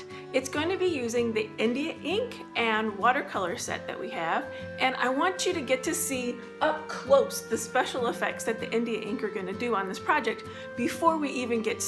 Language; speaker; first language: English; native; English